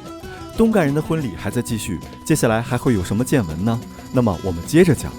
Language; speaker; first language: Chinese; native; Chinese